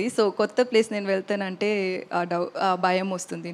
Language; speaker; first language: Telugu; non-native, learner; Tamil